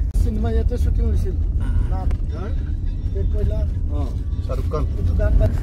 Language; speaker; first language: Hindi; non-native, local second language; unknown